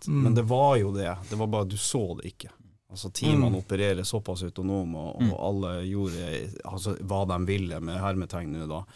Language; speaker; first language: Norwegian; native; Norwegian